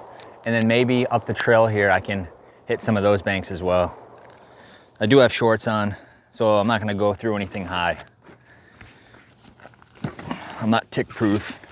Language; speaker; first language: English; native; English